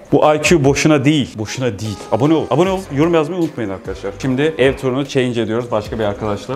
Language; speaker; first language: Turkish; native; Turkish